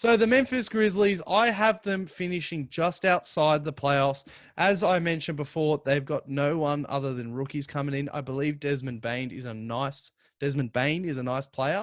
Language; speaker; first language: English; native; English